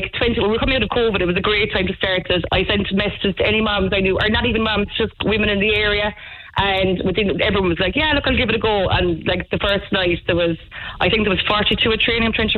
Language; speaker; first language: English; native; English